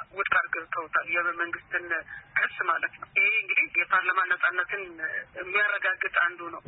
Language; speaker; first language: Amharic; non-native, local second language; Somali